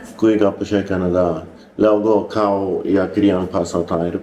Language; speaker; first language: Thai; non-native, learner; English